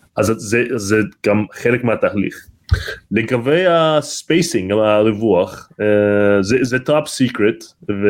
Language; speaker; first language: Hebrew; non-native, local second language; Arabic